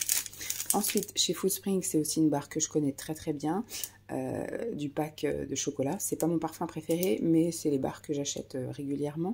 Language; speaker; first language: French; native; French